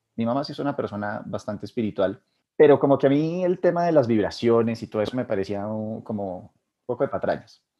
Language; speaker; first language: Spanish; native; Spanish